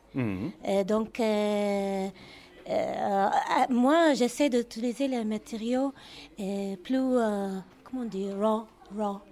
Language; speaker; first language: French; non-native, learner; Arabic